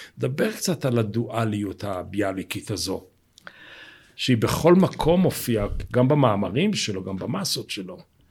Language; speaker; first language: Hebrew; native; Hebrew